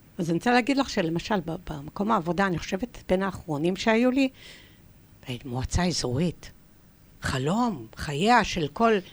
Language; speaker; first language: Hebrew; early bilingual, other home language; English